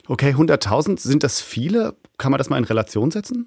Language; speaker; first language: German; native; German